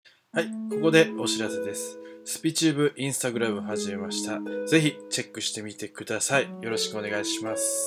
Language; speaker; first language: Japanese; native; Japanese